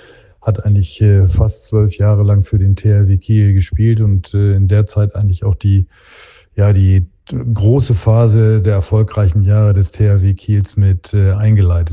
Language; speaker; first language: German; native; German